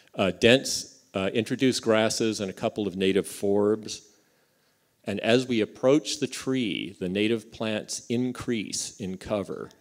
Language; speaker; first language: English; native; English